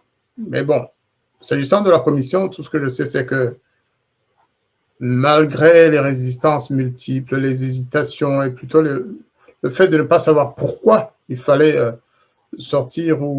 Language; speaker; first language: French; non-native, local second language; Kinyarwanda